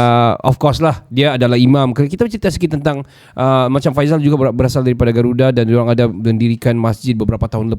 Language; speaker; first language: Malay; native; Malay